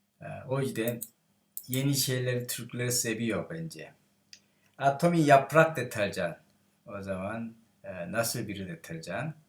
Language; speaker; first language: Turkish; non-native, learner; Korean